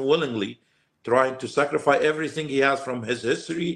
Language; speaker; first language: English; non-native, fluent; Arabic